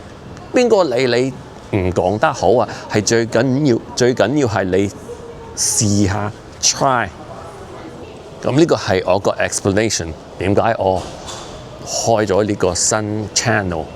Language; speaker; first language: Cantonese; early bilingual, heritage; Cantonese